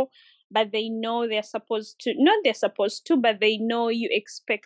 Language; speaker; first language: English; non-native, local second language; Ganda